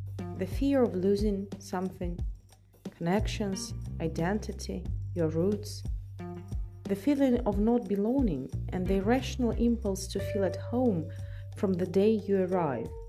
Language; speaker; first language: English; non-native, fluent; Russian